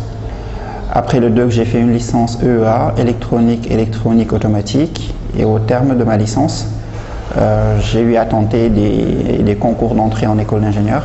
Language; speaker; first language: French; non-native, local second language; Wolof